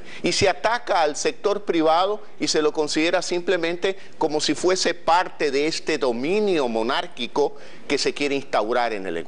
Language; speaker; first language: Spanish; native; Spanish